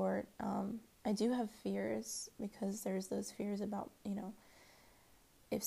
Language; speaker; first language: English; native; English